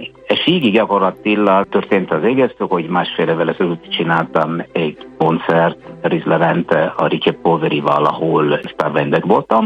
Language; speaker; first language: Hungarian; non-native, fluent; Italian